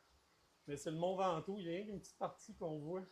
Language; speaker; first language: French; native; French